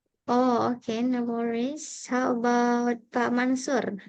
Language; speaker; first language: English; non-native, fluent; Indonesian